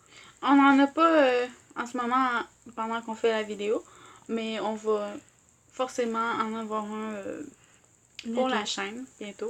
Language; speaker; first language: French; native; French